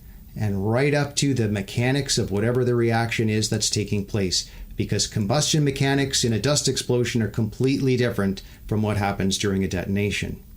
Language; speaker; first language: English; native; English